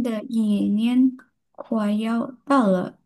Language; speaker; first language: Chinese; non-native, learner; Indonesian